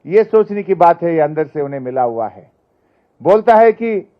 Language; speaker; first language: Hindi; non-native, local second language; Telugu